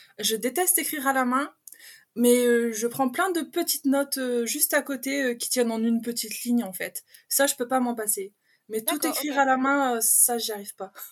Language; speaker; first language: French; native; French